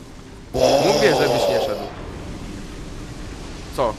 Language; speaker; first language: Polish; native; Polish